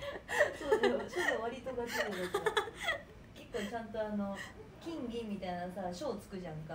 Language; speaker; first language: Japanese; native; Japanese